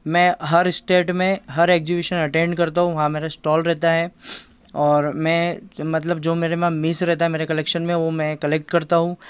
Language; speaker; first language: Hindi; native; Hindi